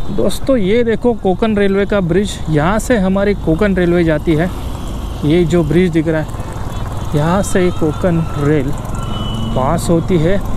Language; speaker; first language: Hindi; non-native, local second language; Marathi